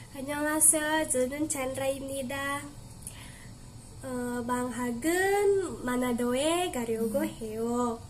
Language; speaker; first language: Korean; non-native, learner; Indonesian